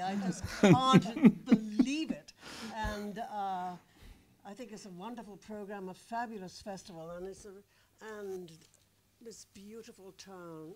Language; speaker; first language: English; native; English